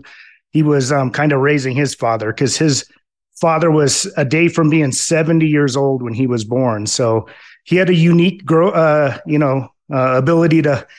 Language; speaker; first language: English; native; English